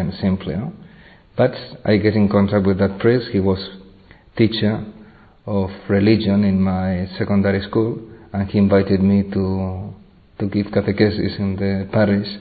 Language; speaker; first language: English; non-native, fluent; Spanish